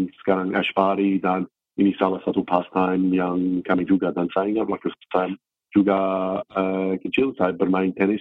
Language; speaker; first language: Indonesian; non-native, fluent; English